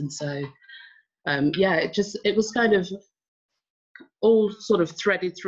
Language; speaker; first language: English; native; English